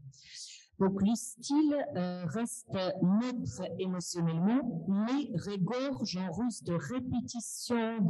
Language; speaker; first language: French; non-native, fluent; Russian